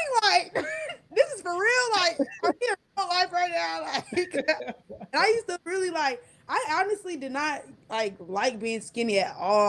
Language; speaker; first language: English; native; English